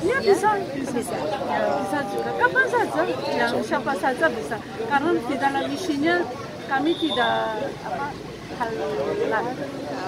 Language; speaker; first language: Indonesian; non-native, learner; Korean